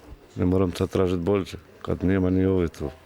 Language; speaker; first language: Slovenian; non-native, learner; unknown